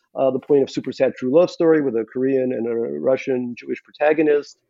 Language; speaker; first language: English; non-native, fluent; Russian